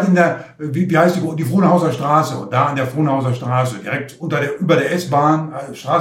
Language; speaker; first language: German; native; German